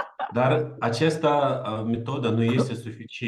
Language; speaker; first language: Romanian; non-native, learner; Ukrainian